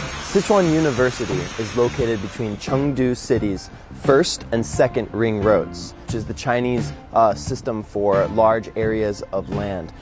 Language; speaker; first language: English; native; English